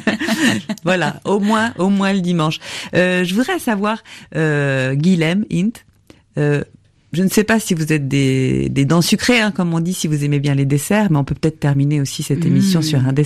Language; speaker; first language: French; native; French